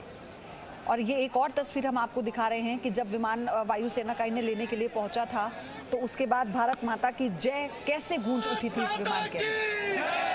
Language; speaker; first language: Hindi; native; Hindi